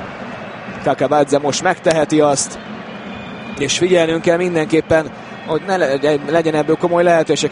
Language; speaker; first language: Hungarian; native; Hungarian